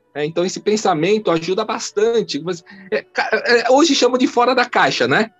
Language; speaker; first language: Portuguese; early bilingual, other home language; Chinese